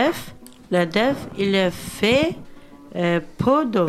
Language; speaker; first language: French; non-native, learner; Kurdish